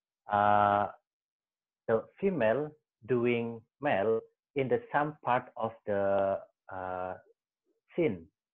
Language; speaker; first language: English; non-native, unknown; Javanese